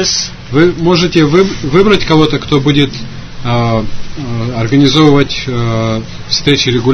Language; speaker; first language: Russian; native; Russian